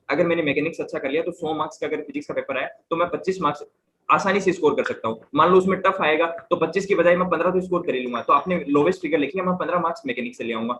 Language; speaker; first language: Hindi; native; Hindi